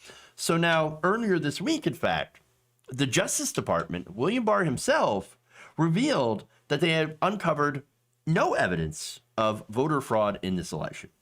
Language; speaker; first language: English; native; English